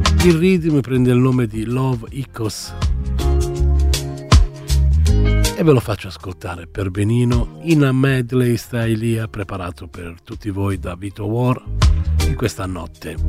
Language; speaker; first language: Italian; native; Italian